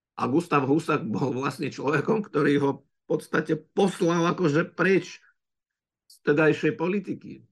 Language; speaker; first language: Slovak; non-native, fluent; Russian